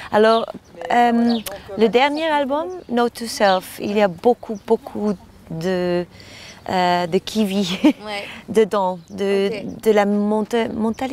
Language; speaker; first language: French; non-native, learner; German